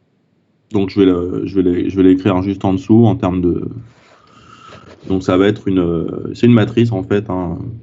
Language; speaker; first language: French; native; French